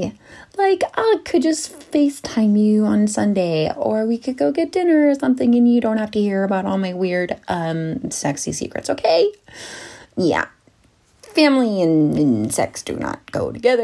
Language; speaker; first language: English; native; English